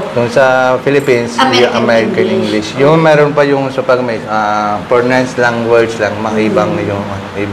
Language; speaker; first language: Filipino; non-native, learner; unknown